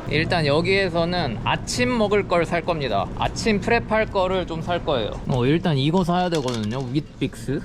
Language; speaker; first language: Korean; native; Korean